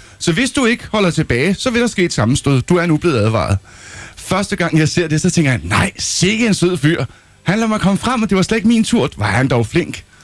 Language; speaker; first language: Danish; native; Danish